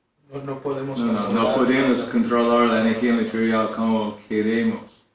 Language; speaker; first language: Spanish; non-native, learner; English